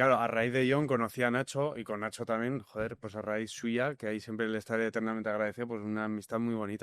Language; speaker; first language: Spanish; native; Spanish